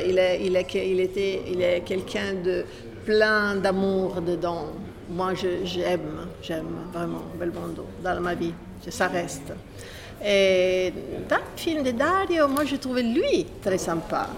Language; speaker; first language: French; non-native, fluent; Italian